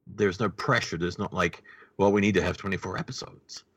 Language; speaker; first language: English; native; English